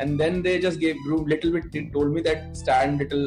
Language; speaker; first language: English; non-native, local second language; Bangla